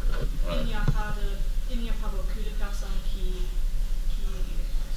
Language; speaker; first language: French; non-native, learner; English